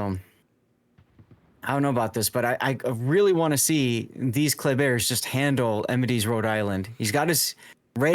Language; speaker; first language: English; native; English